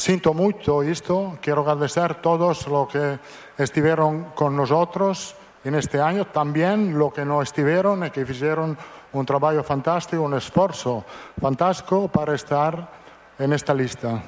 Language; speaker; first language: Portuguese; non-native, fluent; Italian